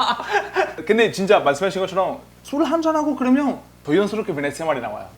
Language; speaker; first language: Korean; non-native, fluent; Venetian